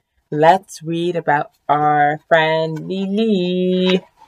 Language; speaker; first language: English; early bilingual, other home language; French